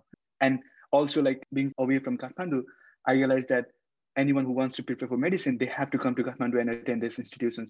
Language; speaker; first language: English; non-native, local second language; Nepali